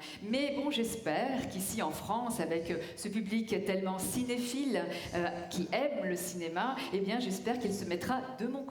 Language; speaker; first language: French; native; French